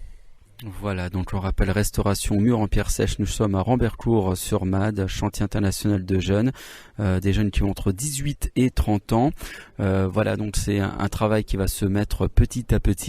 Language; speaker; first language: French; native; French